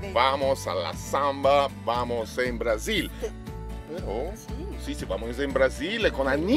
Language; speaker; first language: Spanish; non-native, learner; Italian